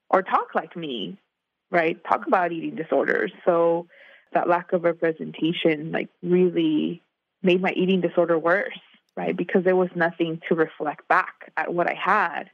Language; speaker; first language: English; native; English